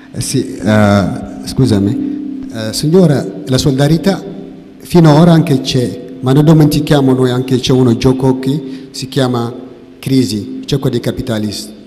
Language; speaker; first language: Italian; non-native, learner; Tigrinya